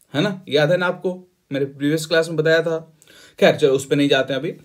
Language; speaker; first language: Hindi; native; Hindi